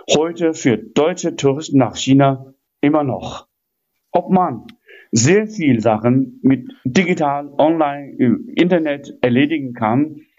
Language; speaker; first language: German; non-native, fluent; Chinese